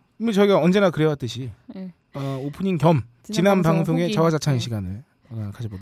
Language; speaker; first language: Korean; native; Korean